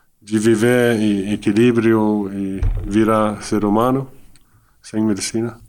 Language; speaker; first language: Portuguese; non-native, fluent; Dutch